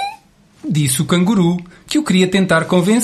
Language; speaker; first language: Portuguese; native; Portuguese